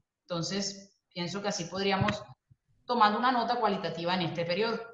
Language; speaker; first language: Spanish; native; Spanish